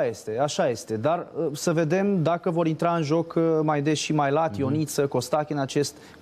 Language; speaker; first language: Romanian; native; Romanian